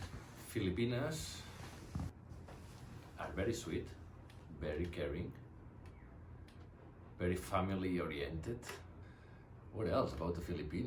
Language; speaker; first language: English; non-native, fluent; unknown